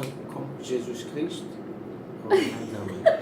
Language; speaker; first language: French; non-native, learner; Portuguese